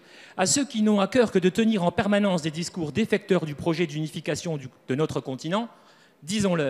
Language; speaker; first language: French; native; French